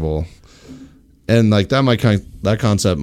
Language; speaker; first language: English; native; English